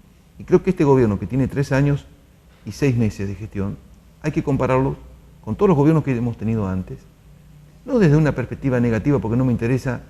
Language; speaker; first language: Spanish; native; Spanish